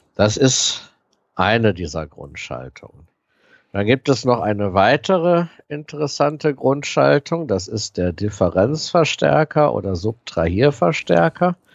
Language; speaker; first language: German; native; German